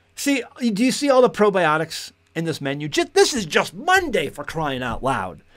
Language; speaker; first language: English; native; English